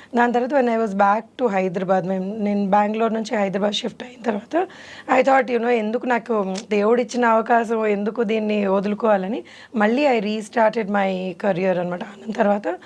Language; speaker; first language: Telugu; native; Telugu